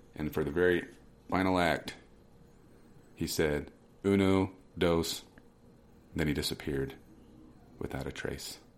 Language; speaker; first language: English; native; English